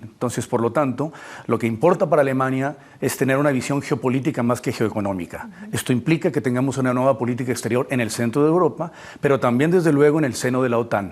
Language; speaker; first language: Spanish; native; Spanish